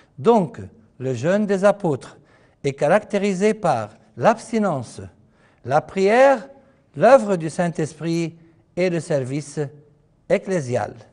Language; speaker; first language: French; non-native, fluent; Arabic